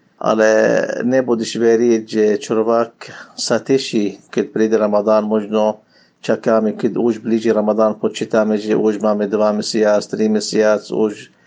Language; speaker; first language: Slovak; non-native, learner; Arabic